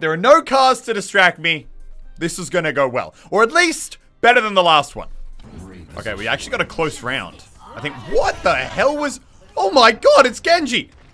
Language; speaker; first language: English; native; English